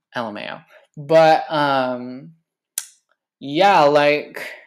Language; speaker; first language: English; native; English